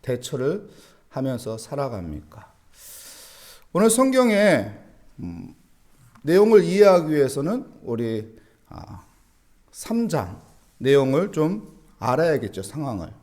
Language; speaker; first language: Korean; native; Korean